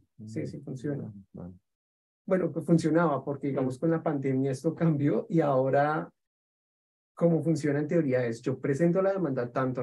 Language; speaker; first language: Spanish; native; Spanish